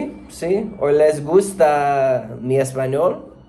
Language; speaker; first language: Spanish; non-native, learner; English